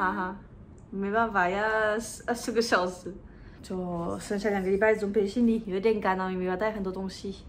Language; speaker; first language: Chinese; non-native, fluent; French